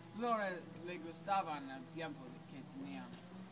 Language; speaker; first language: Spanish; non-native, learner; English